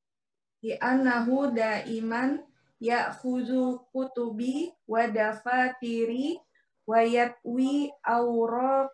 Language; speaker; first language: Arabic; non-native, learner; Indonesian